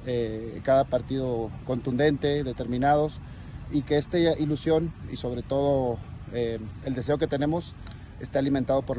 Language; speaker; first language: Spanish; native; Spanish